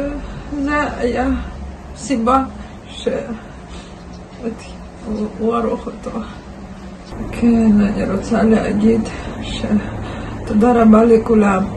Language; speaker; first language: Hebrew; non-native, learner; Russian